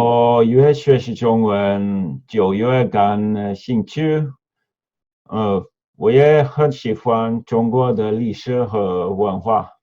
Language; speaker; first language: Chinese; non-native, learner; Norwegian